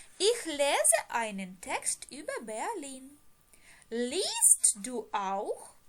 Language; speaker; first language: German; non-native, fluent; Ukrainian